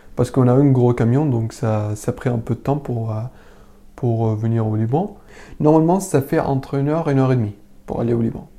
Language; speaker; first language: French; non-native, learner; Arabic